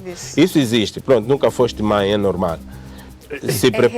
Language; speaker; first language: Portuguese; native; Portuguese